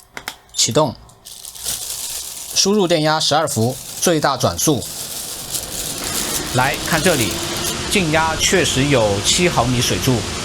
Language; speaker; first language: Chinese; native; Chinese